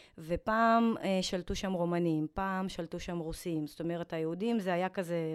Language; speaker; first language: Hebrew; non-native, fluent; Russian